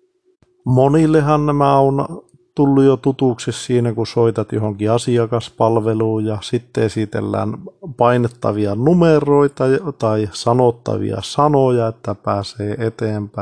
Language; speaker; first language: Finnish; native; Finnish